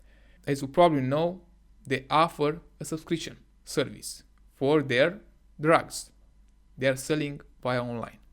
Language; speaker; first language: English; non-native, fluent; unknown